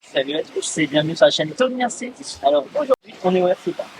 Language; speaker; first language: French; native; French